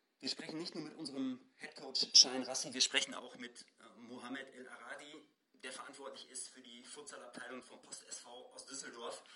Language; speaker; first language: German; native; German